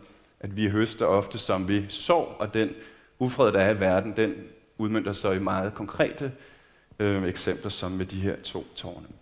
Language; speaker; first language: Danish; native; Danish